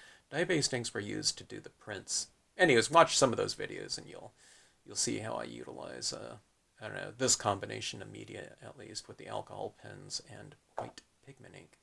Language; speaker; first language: English; native; English